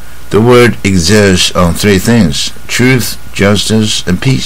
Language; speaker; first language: English; non-native, fluent; Chinese